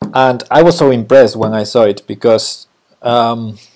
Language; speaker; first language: English; non-native, fluent; Spanish